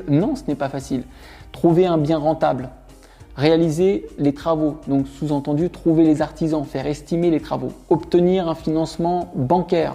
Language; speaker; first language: French; native; French